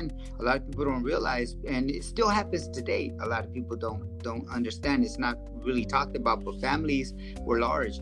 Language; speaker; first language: English; early bilingual, other home language; Spanish